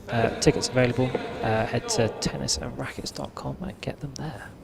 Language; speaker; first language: English; native; English